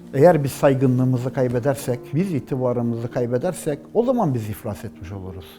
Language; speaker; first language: Turkish; native; Turkish